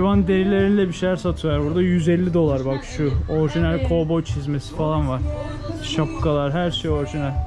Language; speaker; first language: Turkish; native; Turkish